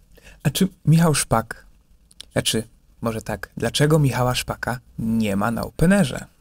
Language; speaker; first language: Polish; native; Polish